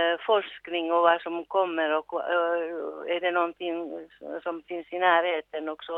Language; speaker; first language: Swedish; non-native, local second language; Finnish